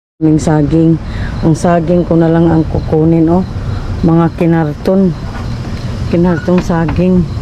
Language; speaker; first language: Filipino; non-native, local second language; Cebuano